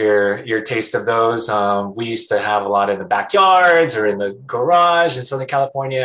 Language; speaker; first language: English; native; English